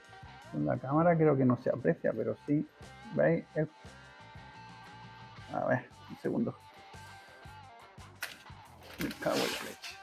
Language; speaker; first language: Spanish; native; Spanish